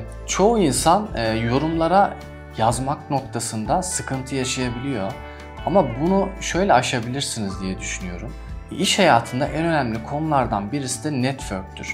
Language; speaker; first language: Turkish; native; Turkish